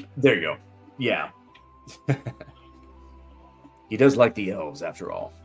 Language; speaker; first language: English; native; English